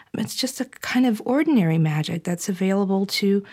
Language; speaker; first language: English; non-native, fluent; Bulgarian